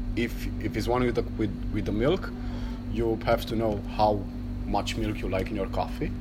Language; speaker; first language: English; non-native, learner; Romanian